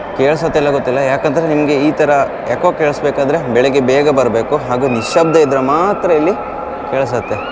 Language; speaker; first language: Kannada; non-native, local second language; Tulu